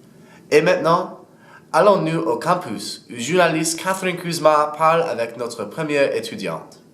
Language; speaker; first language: French; non-native, learner; English